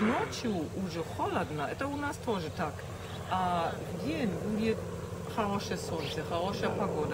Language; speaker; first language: Russian; non-native, fluent; German